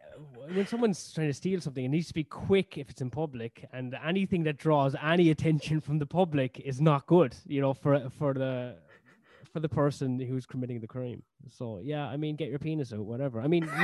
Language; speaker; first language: English; native; English